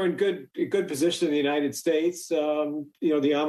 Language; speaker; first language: English; native; English